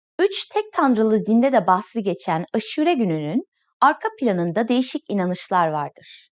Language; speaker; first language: Turkish; native; Turkish